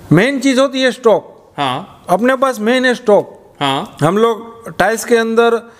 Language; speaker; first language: Hindi; native; Hindi